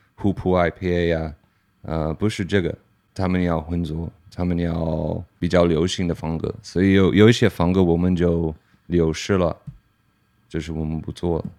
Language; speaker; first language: Chinese; non-native, fluent; English